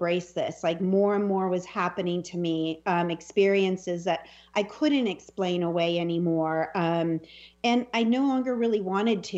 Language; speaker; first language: English; native; English